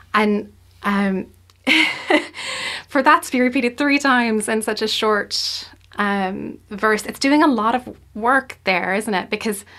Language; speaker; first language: English; native; English